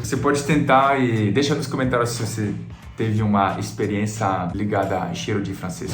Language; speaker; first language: Portuguese; non-native, fluent; French